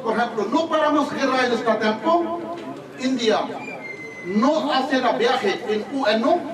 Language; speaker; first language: Spanish; non-native, learner; Urdu